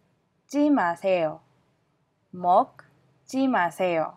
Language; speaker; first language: Korean; non-native, fluent; English